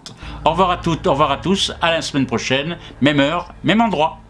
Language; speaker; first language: French; native; French